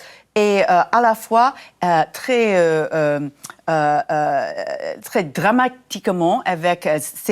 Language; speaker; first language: French; non-native, fluent; English